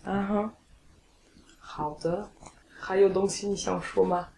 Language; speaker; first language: Chinese; non-native, learner; French